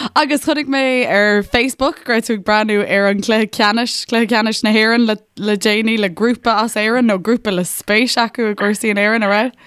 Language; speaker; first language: Irish; non-native, local second language; English